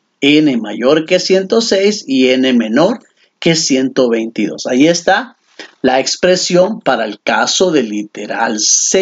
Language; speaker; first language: Spanish; native; Spanish